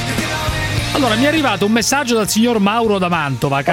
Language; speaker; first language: Italian; native; Italian